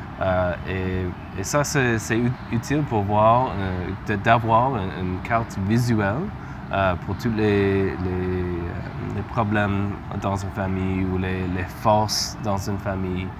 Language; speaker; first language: French; non-native, learner; English